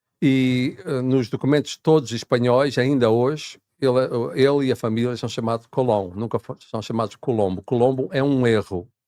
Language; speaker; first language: Portuguese; native; Portuguese